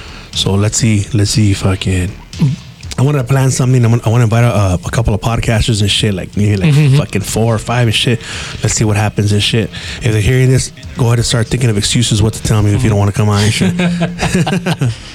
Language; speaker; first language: English; early bilingual, other home language; Spanish